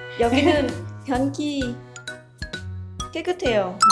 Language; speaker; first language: Korean; non-native, learner; Vietnamese